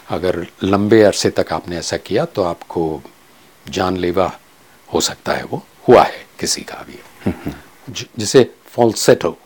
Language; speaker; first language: Hindi; non-native, local second language; Kachhi